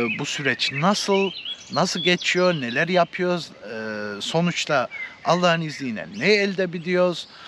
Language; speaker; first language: Turkish; early bilingual, heritage; Turkish